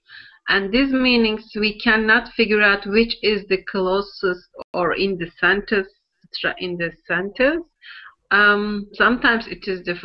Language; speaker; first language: English; non-native, learner; Turkish